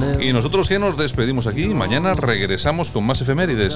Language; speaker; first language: Spanish; native; Spanish